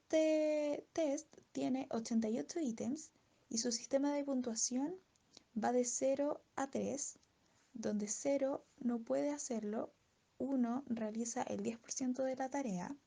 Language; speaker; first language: Spanish; native; Spanish